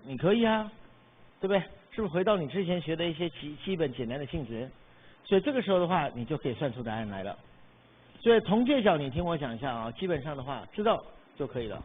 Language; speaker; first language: Chinese; native; Chinese